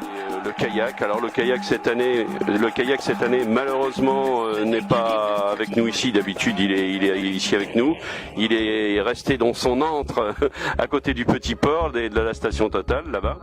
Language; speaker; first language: French; native; French